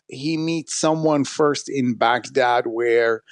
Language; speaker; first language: English; non-native, fluent; Arabic